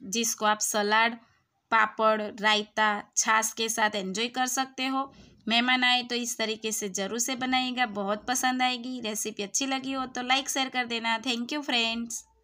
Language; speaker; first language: Hindi; non-native, local second language; Gujarati